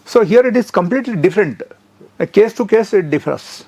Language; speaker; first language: English; non-native, local second language; Telugu